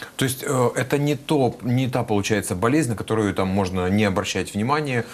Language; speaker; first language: Russian; native; Russian